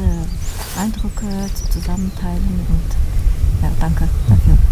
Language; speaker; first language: German; non-native, fluent; Armenian